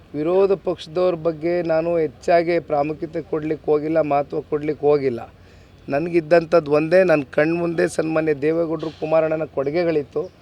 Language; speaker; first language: Kannada; native; Kannada